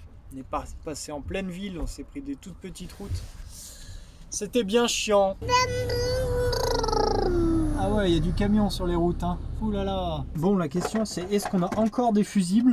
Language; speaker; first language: French; native; French